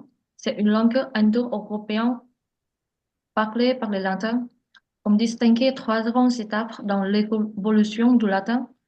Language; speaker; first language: French; non-native, learner; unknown